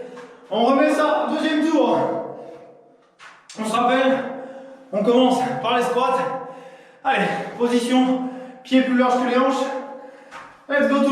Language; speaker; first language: French; native; French